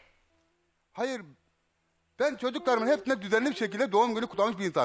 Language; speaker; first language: Turkish; native; Turkish